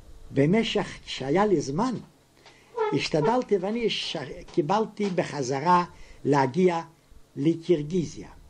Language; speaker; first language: Hebrew; non-native, fluent; Yiddish